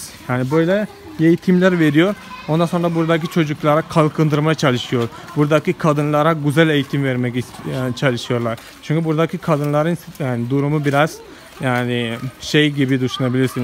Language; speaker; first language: Turkish; non-native, fluent; Malayalam